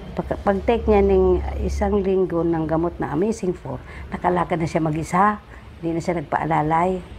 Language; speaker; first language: Filipino; non-native, local second language; Bikol